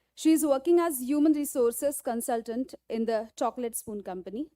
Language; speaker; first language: English; non-native, local second language; Marathi